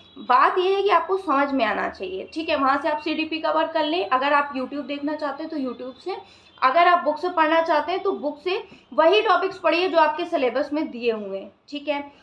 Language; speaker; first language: Hindi; native; Hindi